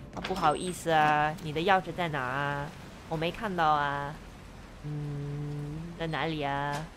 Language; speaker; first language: Chinese; early bilingual, heritage; Chinese